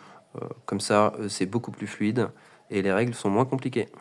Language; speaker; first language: French; native; French